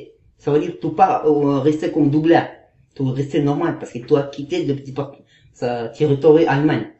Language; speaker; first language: French; non-native, learner; Kazakh